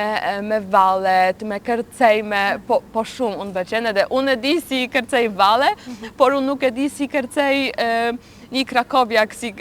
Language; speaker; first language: Albanian; non-native, learner; Polish